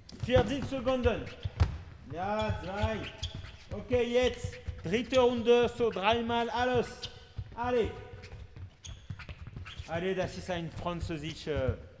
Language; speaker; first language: German; non-native, learner; French